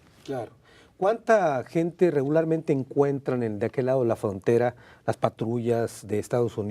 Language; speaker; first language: Spanish; native; Spanish